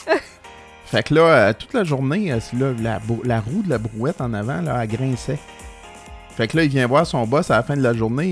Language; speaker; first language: French; native; French